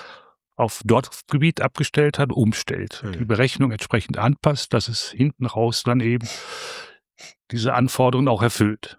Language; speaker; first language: German; native; German